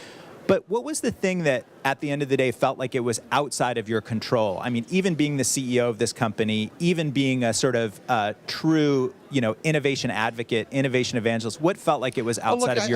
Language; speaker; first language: English; native; English